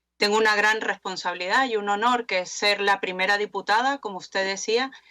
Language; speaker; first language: Spanish; native; Spanish